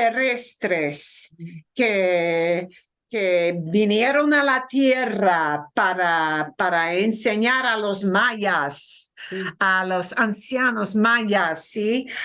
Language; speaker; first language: Spanish; non-native, fluent; English